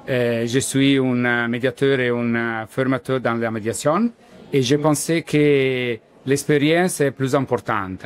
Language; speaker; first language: French; non-native, learner; Italian